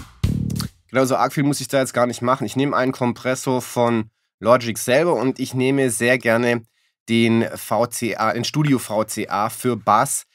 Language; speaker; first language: German; native; German